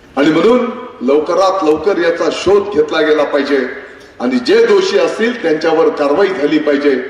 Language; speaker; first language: Marathi; native; Marathi